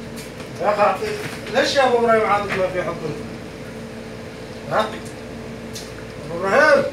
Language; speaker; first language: Arabic; non-native, learner; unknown